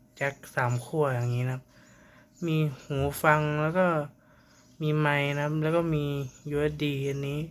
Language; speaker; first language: Thai; native; Thai